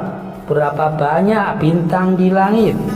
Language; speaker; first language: Indonesian; native; Indonesian